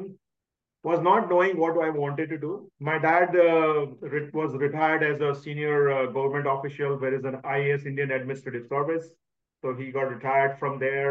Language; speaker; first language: English; non-native, local second language; Hindi